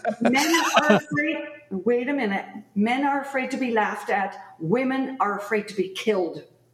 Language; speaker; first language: English; non-native, fluent; Dutch